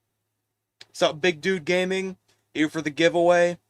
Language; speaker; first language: English; native; English